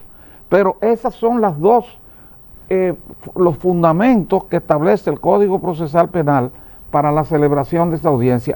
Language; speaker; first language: Spanish; native; Spanish